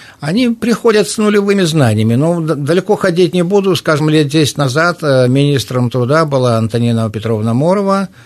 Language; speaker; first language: Russian; native; Russian